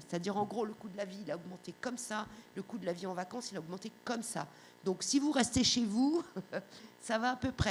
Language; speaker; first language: French; native; French